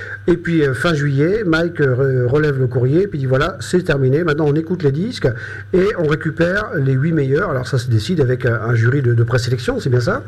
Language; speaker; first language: French; native; French